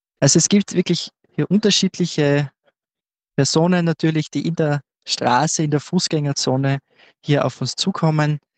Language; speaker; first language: German; native; German